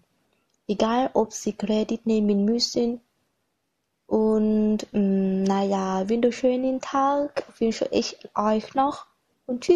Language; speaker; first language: German; non-native, learner; Vietnamese